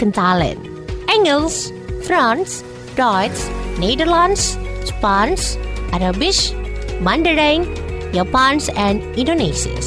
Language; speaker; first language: Dutch; non-native, learner; Indonesian